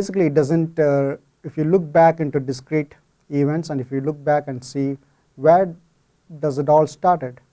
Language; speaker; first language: English; non-native, fluent; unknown